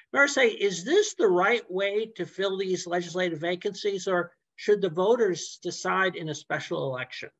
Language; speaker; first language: English; native; English